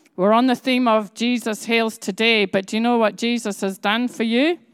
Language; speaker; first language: English; native; English